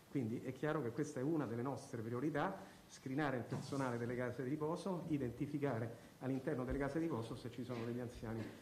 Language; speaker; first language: Italian; native; Italian